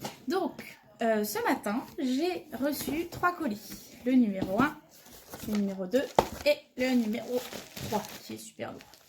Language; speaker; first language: French; native; French